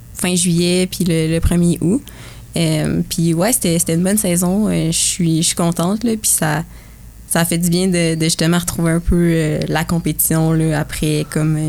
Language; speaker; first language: French; native; French